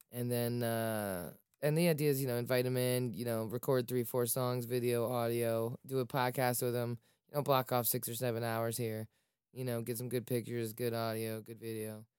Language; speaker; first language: English; native; English